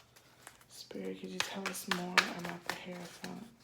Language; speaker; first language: English; native; English